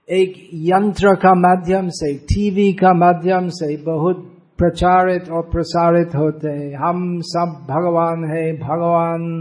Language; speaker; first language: Hindi; non-native, fluent; English